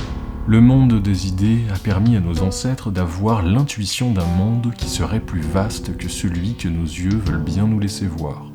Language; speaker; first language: French; native; French